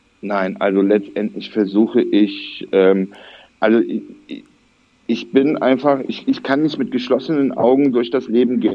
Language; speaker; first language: German; early bilingual, other home language; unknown